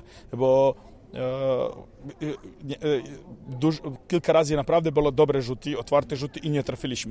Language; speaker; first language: Polish; non-native, fluent; Serbian